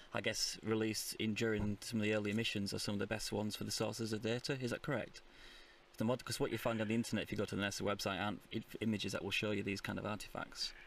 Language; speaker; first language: English; native; English